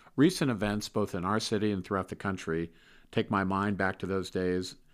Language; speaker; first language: English; native; English